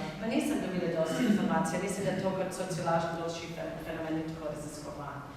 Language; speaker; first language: Slovenian; non-native, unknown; English